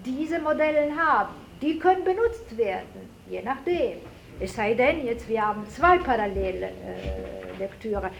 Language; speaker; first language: German; non-native, fluent; Italian